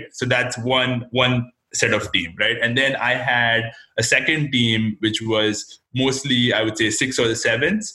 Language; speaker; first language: English; non-native, local second language; Hindi